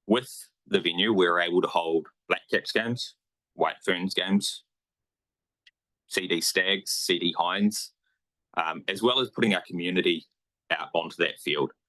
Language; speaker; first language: English; native; English